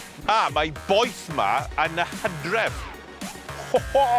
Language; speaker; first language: Welsh; non-native, learner; English